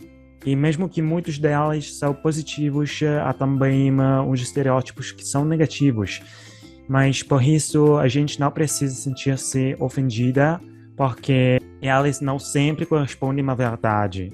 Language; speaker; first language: Portuguese; non-native, fluent; Italian